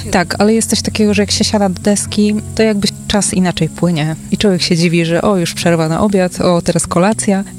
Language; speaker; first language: Polish; native; Polish